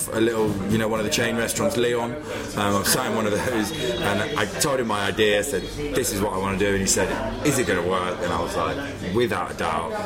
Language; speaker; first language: English; native; English